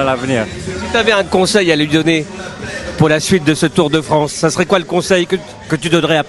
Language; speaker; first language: French; native; French